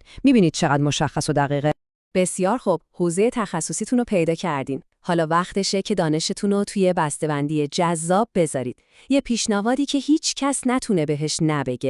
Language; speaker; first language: Persian; native; Persian